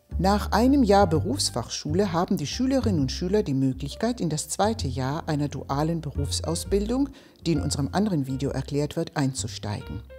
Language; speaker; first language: German; non-native, fluent; Greek